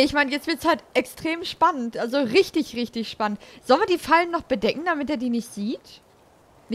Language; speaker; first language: German; native; German